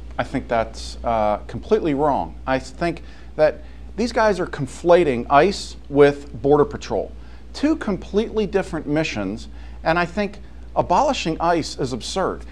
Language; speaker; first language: English; native; English